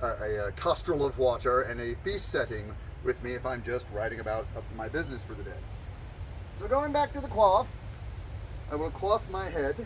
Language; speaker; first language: English; native; English